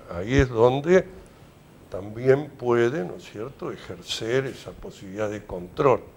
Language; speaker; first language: Spanish; native; Spanish